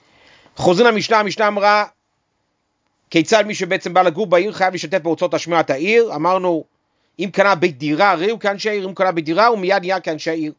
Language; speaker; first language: Hebrew; native; Hebrew